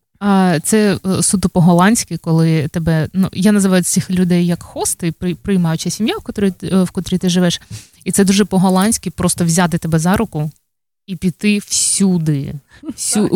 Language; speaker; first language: Ukrainian; native; Ukrainian